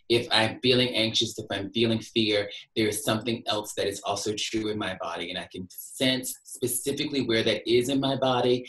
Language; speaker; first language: English; native; English